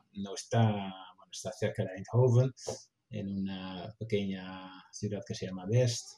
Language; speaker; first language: Spanish; non-native, fluent; Dutch